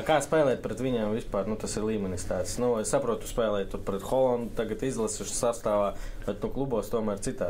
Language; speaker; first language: Latvian; native; Latvian